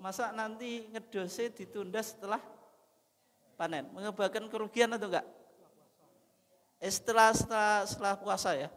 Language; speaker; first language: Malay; non-native, local second language; Javanese